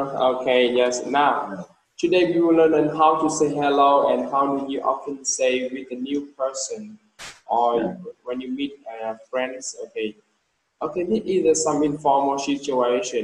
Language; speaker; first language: English; non-native, learner; Vietnamese